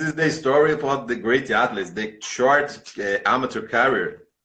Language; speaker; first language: English; non-native, learner; Portuguese